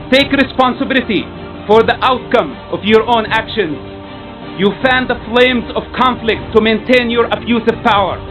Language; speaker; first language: English; non-native, fluent; Arabic